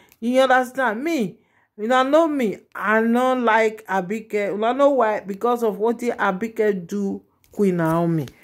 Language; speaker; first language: Nigerian Pidgin; non-native, local second language; Yoruba